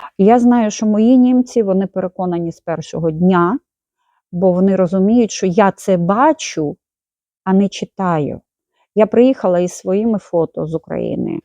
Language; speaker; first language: Ukrainian; non-native, local second language; Russian